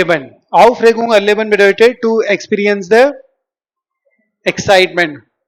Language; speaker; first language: German; non-native, learner; Hindi